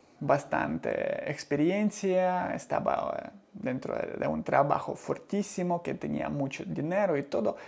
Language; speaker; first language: Spanish; non-native, learner; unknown